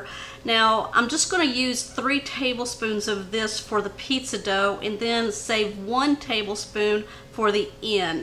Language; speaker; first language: English; native; English